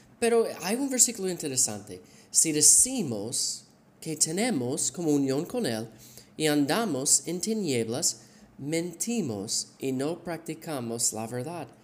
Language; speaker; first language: Spanish; non-native, fluent; English